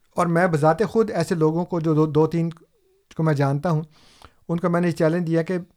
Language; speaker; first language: Urdu; non-native, local second language; Punjabi